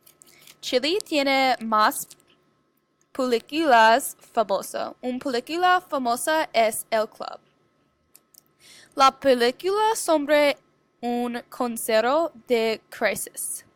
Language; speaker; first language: Spanish; non-native, learner; English